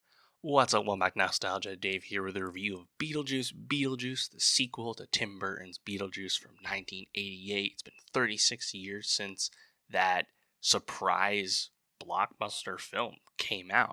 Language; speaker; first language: English; native; English